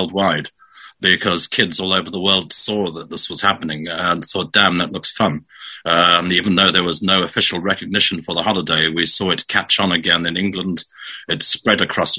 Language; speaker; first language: English; native; English